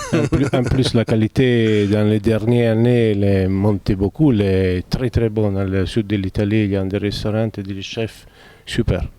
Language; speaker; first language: French; non-native, fluent; Italian